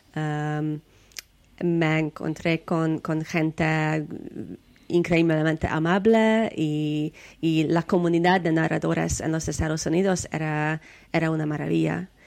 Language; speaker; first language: Spanish; non-native, learner; Hungarian